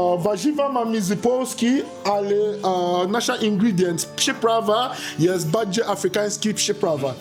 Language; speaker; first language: Polish; non-native, learner; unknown